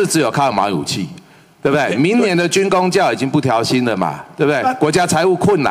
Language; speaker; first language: Chinese; native; Chinese